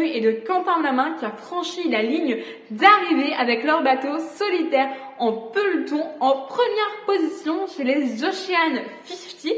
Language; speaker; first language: French; native; French